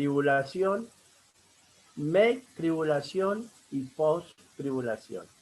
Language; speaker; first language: Spanish; native; Spanish